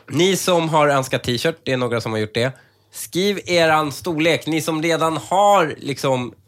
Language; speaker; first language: Swedish; early bilingual, other home language; Persian